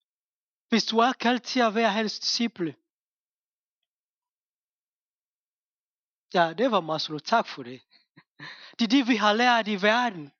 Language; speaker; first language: Danish; non-native, fluent; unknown